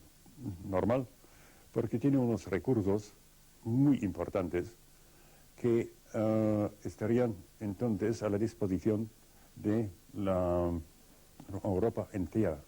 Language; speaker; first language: Spanish; non-native, fluent; Russian